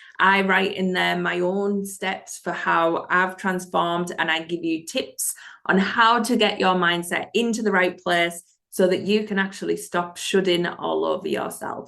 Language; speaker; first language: English; native; English